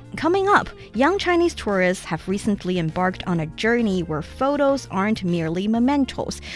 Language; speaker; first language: English; non-native, fluent; Chinese